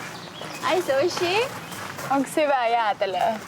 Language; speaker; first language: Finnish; non-native, learner; Japanese